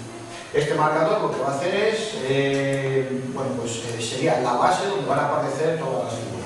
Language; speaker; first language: Spanish; native; Spanish